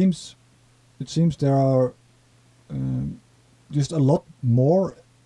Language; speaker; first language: English; non-native, fluent; Dutch